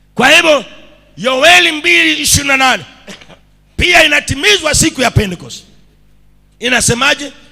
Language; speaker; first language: Swahili; non-native, local second language; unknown